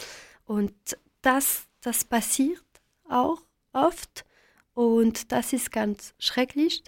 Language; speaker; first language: German; non-native, local second language; French